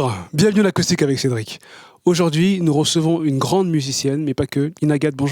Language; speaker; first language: French; native; French